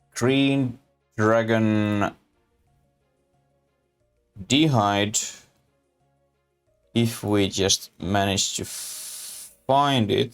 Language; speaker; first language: English; non-native, learner; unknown